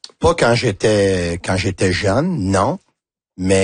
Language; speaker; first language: French; non-native, local second language; Italian